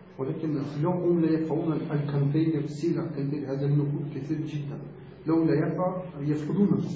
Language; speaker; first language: Arabic; non-native, learner; Russian